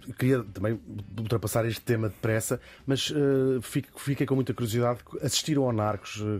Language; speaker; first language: Portuguese; native; Portuguese